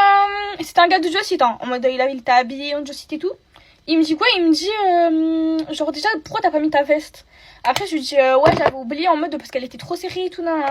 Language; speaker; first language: French; native; French